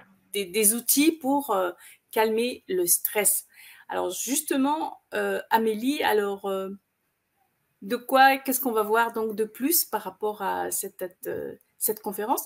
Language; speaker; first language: French; native; French